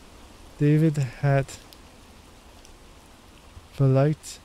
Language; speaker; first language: German; non-native, learner; English